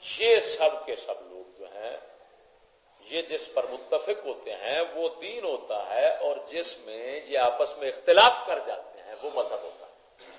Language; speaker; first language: Urdu; non-native, local second language; Punjabi